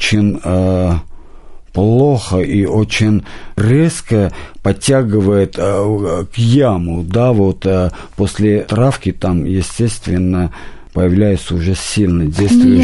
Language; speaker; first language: Russian; non-native, local second language; Armenian